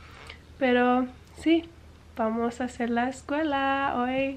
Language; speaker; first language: Spanish; early bilingual, heritage; English